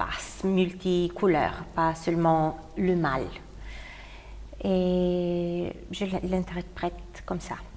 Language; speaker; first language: French; non-native, fluent; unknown